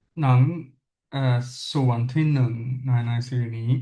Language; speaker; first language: Thai; non-native, learner; English